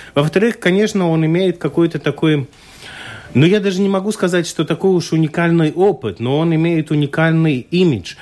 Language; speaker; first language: Russian; non-native, local second language; Latvian